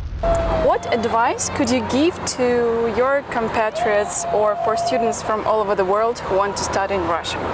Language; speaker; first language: English; non-native, fluent; Russian